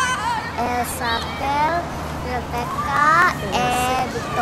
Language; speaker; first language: French; non-native, learner; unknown